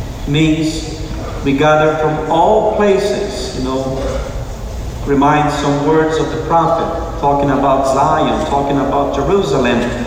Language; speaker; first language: English; non-native, fluent; Portuguese